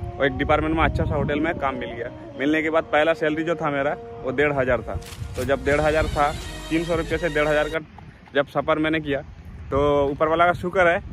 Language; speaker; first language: Hindi; non-native, local second language; Bangla